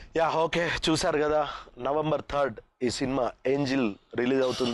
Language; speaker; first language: Telugu; native; Telugu